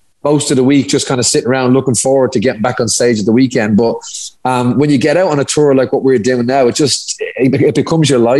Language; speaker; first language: English; native; English